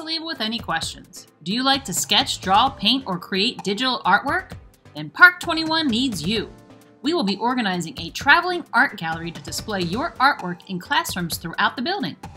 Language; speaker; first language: English; native; English